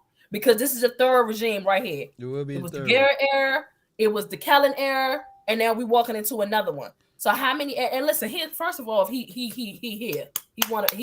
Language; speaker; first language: English; native; English